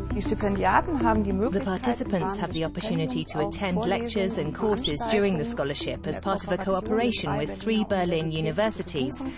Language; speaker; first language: English; non-native, fluent; Turkish